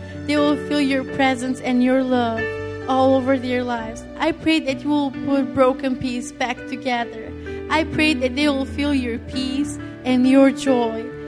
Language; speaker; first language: English; non-native, fluent; Romanian